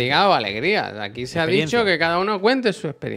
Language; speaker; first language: Spanish; native; Spanish